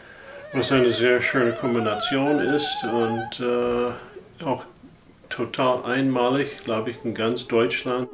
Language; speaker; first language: German; non-native, fluent; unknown